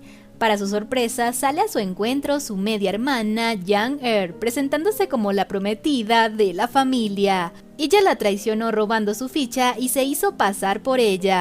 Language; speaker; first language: Spanish; native; Spanish